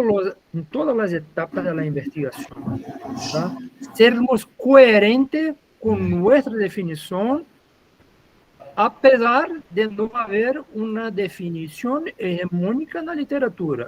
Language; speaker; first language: Spanish; non-native, learner; Portuguese